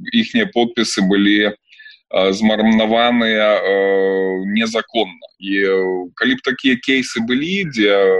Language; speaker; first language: Belarusian; non-native, local second language; Russian